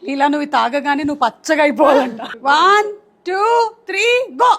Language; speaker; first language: Telugu; native; Telugu